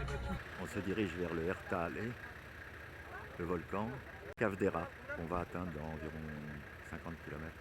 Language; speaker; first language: French; native; French